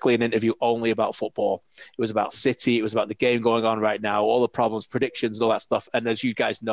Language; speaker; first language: English; native; English